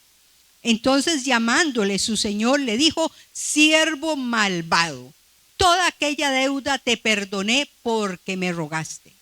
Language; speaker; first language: Spanish; native; Spanish